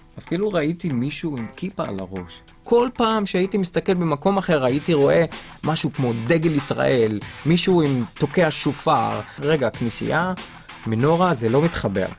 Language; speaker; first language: Hebrew; non-native, local second language; Arabic